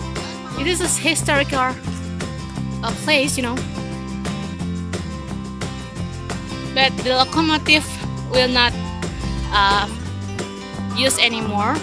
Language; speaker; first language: English; non-native, local second language; Indonesian